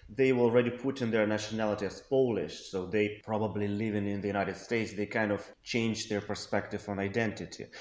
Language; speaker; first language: English; non-native, fluent; Russian